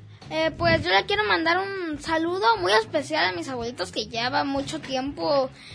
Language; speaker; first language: Spanish; native; Spanish